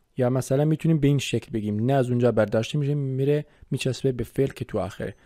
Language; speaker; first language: Persian; non-native, local second language; Kurdish